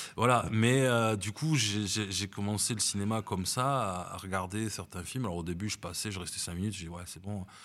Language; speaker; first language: French; native; French